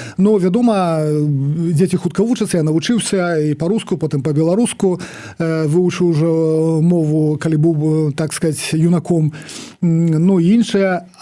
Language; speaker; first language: Belarusian; non-native, local second language; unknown